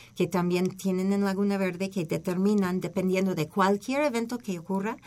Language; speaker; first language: Spanish; non-native, fluent; English